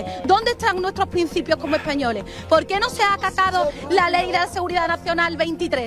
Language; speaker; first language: Spanish; native; Spanish